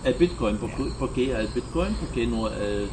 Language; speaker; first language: Spanish; non-native, learner; German